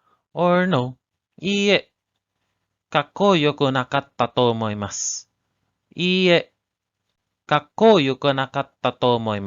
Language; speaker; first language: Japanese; non-native, learner; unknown